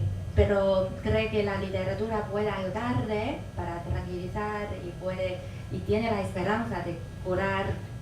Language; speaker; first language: Spanish; non-native, fluent; Chinese